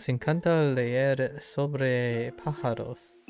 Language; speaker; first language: Spanish; non-native, learner; English